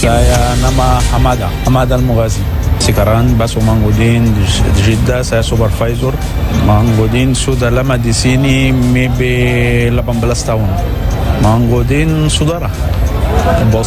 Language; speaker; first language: Indonesian; non-native, learner; Arabic